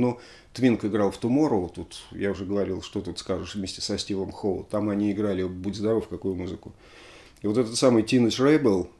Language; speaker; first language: Russian; native; Russian